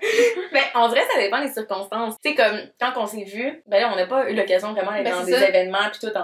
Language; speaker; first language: French; native; French